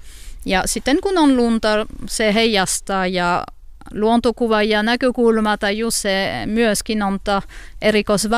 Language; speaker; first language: Finnish; non-native, learner; French